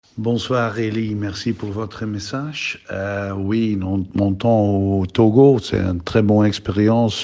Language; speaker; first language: French; non-native, fluent; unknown